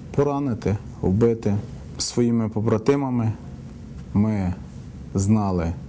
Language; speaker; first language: Ukrainian; native; Ukrainian